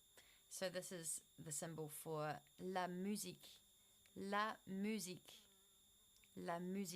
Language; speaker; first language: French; non-native, fluent; English